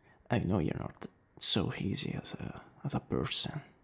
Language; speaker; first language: English; non-native, fluent; Italian